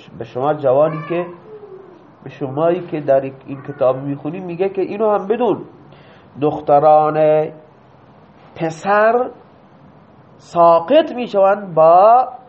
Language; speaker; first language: Persian; non-native, local second language; Baluchi